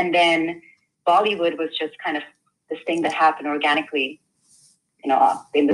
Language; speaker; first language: English; non-native, local second language; Hindi